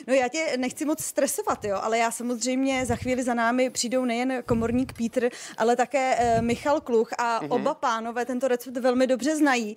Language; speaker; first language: Czech; native; Czech